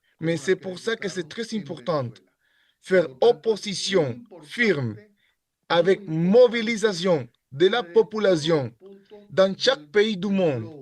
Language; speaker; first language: French; non-native, learner; Spanish